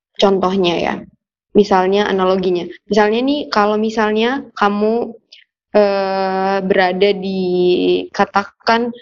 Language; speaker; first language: Indonesian; native; Indonesian